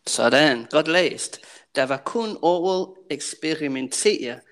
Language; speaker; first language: Danish; native; Danish